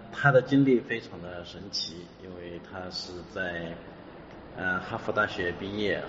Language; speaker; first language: Chinese; native; Chinese